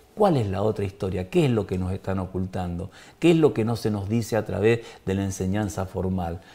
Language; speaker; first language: Spanish; native; Spanish